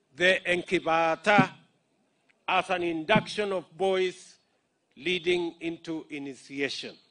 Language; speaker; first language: English; non-native, local second language; Kalenjin